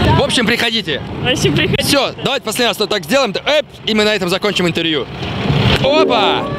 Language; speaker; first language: Russian; native; Russian